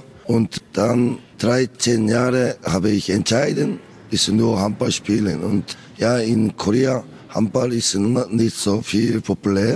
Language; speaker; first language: German; non-native, learner; Korean